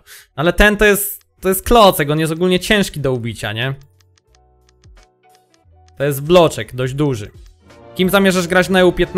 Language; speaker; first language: Polish; native; Polish